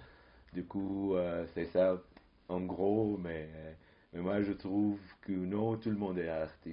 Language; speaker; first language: French; non-native, fluent; Arabic